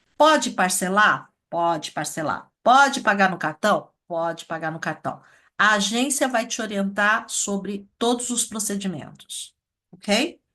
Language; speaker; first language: Portuguese; early bilingual, other home language; Chinese